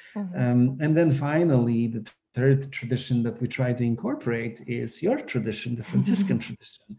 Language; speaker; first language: English; non-native, fluent; Polish